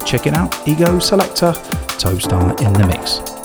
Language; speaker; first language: English; native; English